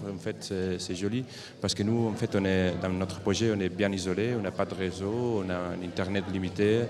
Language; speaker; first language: French; non-native, fluent; Catalan